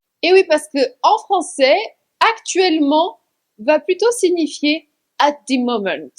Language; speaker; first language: French; native; French